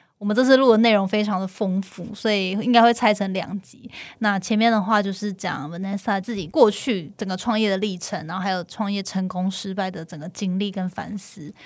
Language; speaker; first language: Chinese; native; Chinese